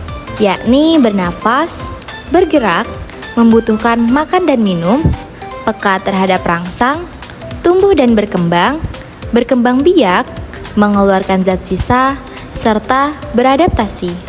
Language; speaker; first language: Indonesian; native; Indonesian